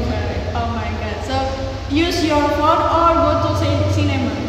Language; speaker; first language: English; non-native, learner; Indonesian